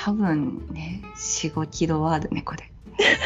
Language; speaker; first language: Japanese; native; Japanese